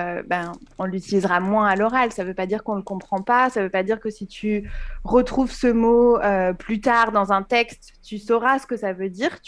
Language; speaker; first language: French; native; French